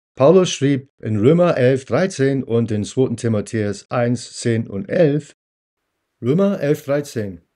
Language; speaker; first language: German; non-native, fluent; English